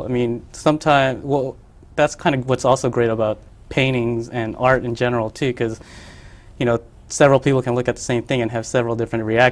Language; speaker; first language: English; early bilingual, other home language; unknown